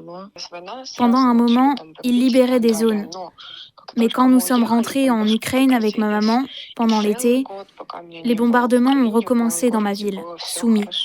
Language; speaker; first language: French; early bilingual, other home language; Ukrainian